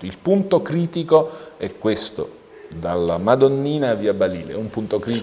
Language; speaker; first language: Italian; native; Italian